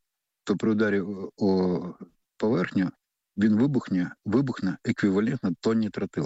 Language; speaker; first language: Ukrainian; native; Ukrainian